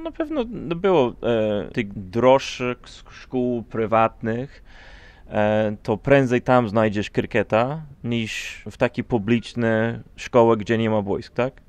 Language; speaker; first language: Polish; non-native, fluent; English